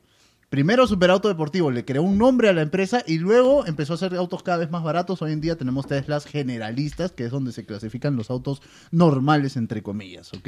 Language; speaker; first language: Spanish; native; Spanish